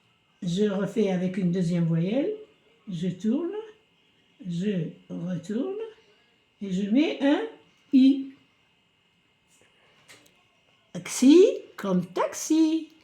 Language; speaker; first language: French; non-native, local second language; Arabic